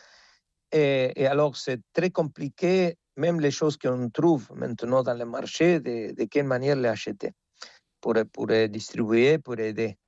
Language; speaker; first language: French; non-native, fluent; Spanish